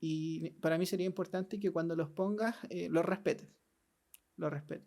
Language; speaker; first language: Spanish; native; Spanish